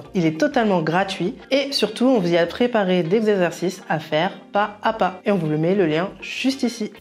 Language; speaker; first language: French; native; French